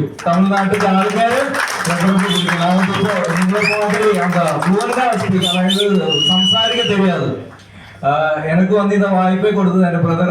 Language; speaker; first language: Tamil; non-native, learner; Malayalam